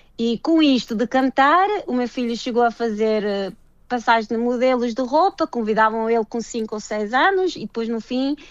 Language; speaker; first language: Portuguese; early bilingual, heritage; Portuguese